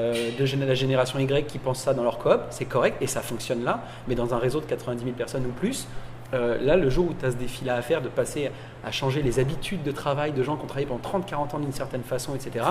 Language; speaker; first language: French; native; French